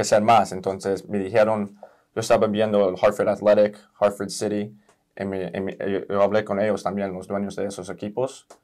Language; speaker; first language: Spanish; early bilingual, heritage; Spanish